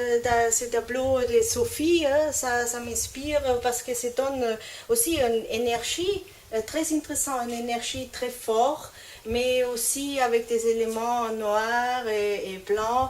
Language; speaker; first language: French; non-native, learner; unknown